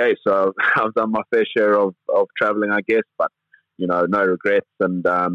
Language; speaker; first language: English; native; English